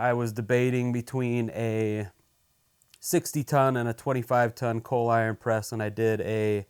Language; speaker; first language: English; native; English